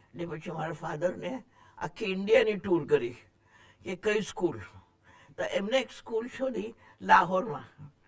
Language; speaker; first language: Gujarati; non-native, local second language; Marathi